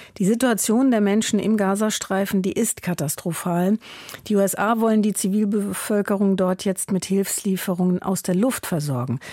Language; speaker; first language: German; native; German